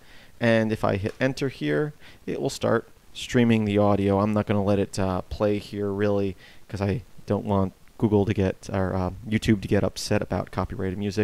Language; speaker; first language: English; native; English